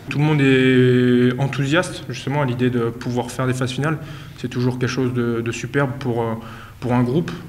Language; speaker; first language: French; native; French